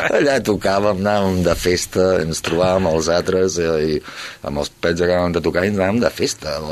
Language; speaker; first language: Catalan; native; Catalan